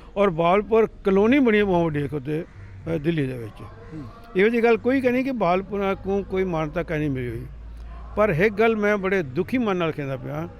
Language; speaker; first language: Punjabi; non-native, local second language; Saraiki